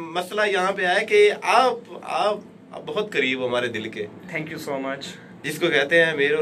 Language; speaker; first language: Urdu; non-native, local second language; Punjabi